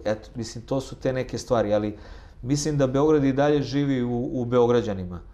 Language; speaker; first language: Serbian; native; Serbian